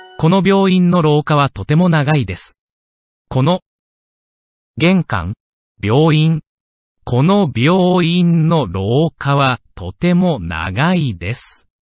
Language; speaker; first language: Japanese; non-native, learner; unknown